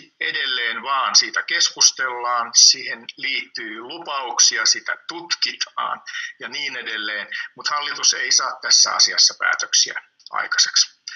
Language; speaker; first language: Finnish; native; Finnish